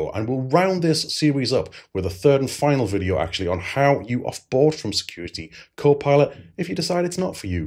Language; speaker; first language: English; native; English